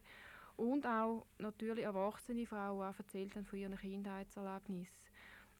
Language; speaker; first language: German; native; German